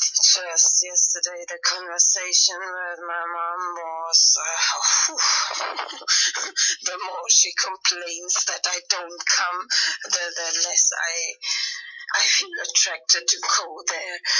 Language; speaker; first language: English; non-native, fluent; German